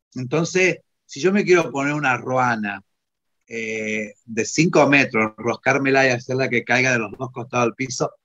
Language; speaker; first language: Spanish; non-native, fluent; Italian